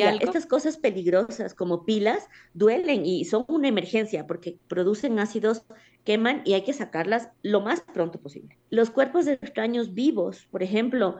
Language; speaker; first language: Spanish; native; Spanish